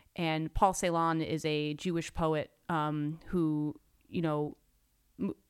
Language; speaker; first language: English; native; English